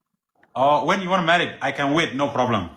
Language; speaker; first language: English; non-native, learner; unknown